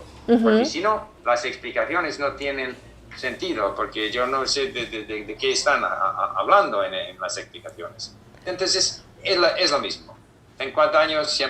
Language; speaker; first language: Spanish; non-native, fluent; English